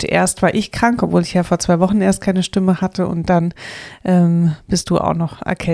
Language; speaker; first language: German; native; German